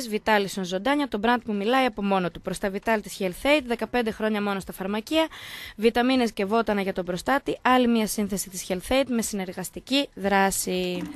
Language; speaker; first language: Greek; native; Greek